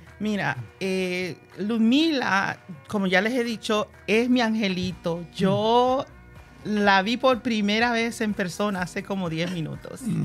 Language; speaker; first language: Spanish; early bilingual, heritage; Spanish